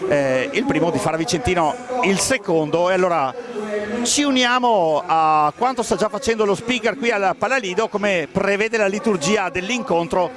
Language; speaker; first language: Italian; native; Italian